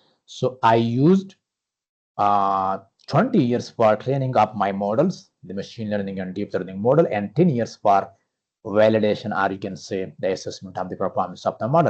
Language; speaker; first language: English; non-native, fluent; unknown